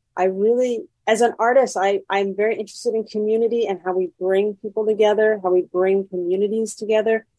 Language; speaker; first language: English; native; English